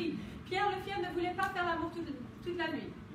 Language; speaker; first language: French; non-native, fluent; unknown